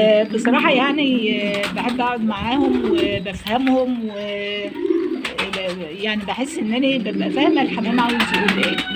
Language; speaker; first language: Arabic; native; Arabic